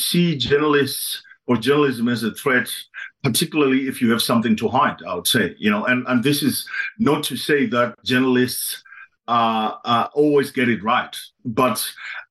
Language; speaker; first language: English; non-native, local second language; Shona